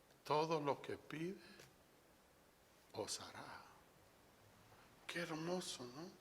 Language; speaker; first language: Spanish; non-native, fluent; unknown